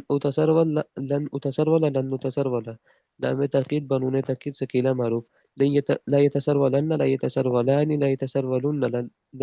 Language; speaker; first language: Arabic; non-native, learner; Urdu